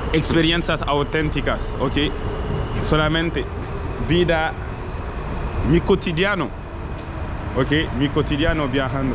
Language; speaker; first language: Spanish; non-native, learner; French